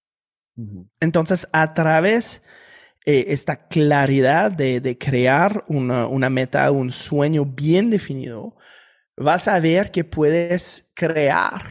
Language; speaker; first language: Spanish; non-native, fluent; French